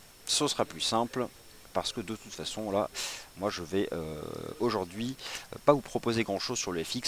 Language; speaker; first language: French; native; French